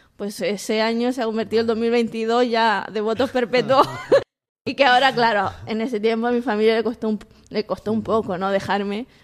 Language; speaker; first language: Spanish; native; Spanish